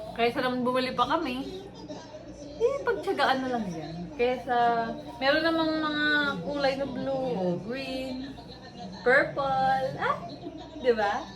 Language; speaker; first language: Filipino; native; Filipino